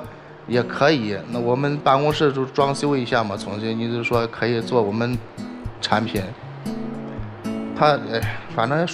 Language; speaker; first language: Chinese; native; Chinese